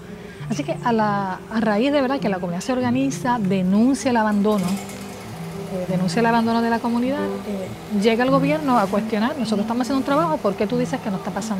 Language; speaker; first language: Spanish; native; Spanish